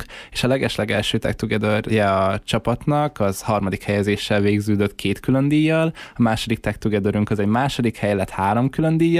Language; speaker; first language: Hungarian; native; Hungarian